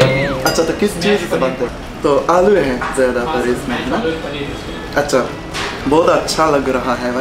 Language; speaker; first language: Hindi; non-native, fluent; Japanese